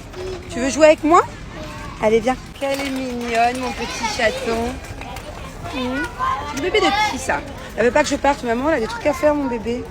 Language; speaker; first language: French; native; French